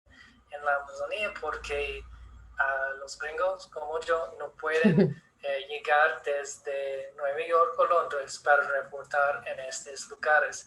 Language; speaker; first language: Spanish; non-native, learner; English